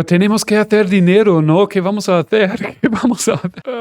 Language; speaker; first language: Spanish; non-native, fluent; German